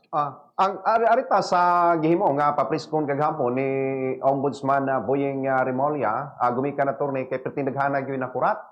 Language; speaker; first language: Cebuano; native; Cebuano